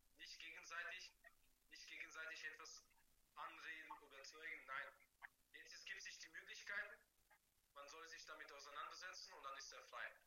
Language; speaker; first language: German; non-native, fluent; Bulgarian